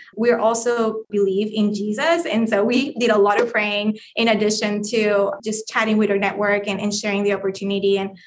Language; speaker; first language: English; non-native, fluent; Spanish